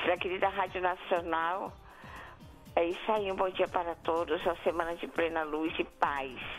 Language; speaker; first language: Portuguese; native; Portuguese